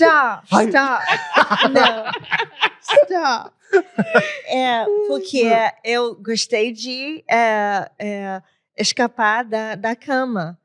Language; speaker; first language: Portuguese; non-native, learner; English